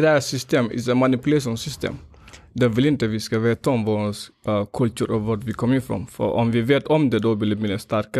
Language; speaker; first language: Swedish; non-native, fluent; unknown